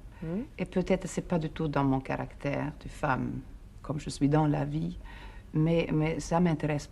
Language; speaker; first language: French; non-native, fluent; Swedish